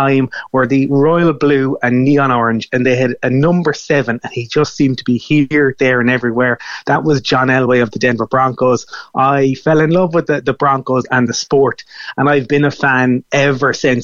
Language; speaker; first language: English; native; English